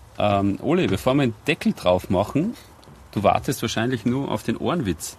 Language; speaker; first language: German; native; German